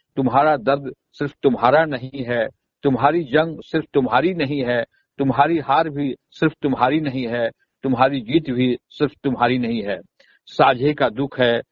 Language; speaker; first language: Hindi; native; Hindi